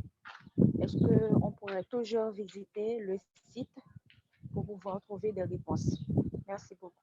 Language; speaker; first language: French; non-native, local second language; Haitian Creole